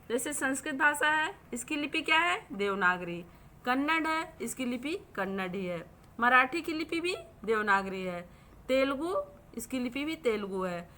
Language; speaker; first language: Hindi; native; Hindi